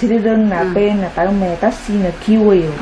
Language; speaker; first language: Korean; non-native, learner; Vietnamese